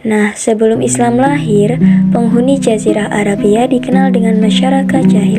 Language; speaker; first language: Indonesian; native; Indonesian